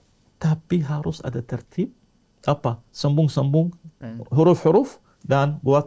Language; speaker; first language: Indonesian; non-native, learner; Arabic